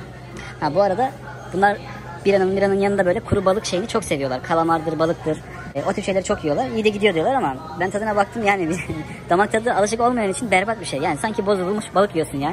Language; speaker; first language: Turkish; native; Turkish